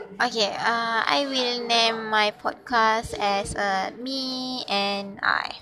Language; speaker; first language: English; non-native, learner; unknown